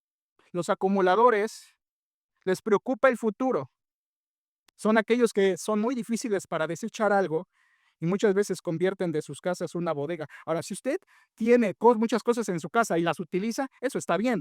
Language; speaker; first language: Spanish; native; Spanish